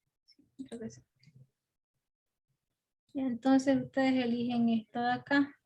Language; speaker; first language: Spanish; native; Spanish